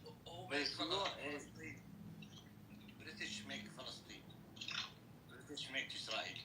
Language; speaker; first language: English; non-native, learner; Arabic